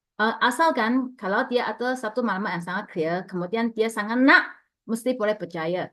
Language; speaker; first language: Malay; non-native, local second language; Chinese